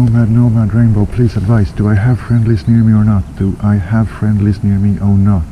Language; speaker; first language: English; non-native, fluent; Swedish